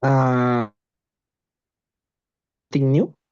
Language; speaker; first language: English; non-native, learner; Spanish